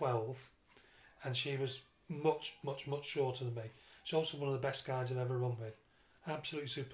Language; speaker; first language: English; native; English